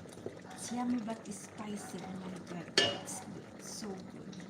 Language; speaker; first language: English; non-native, learner; Bikol